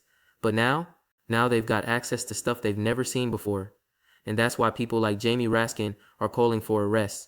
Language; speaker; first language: English; native; English